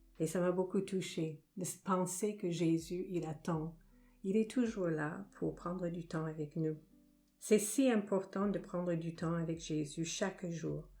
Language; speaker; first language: French; non-native, fluent; English